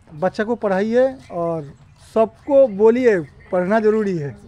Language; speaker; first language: Hindi; non-native, local second language; Bangla